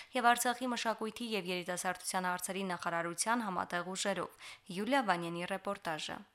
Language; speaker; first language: Armenian; native; Armenian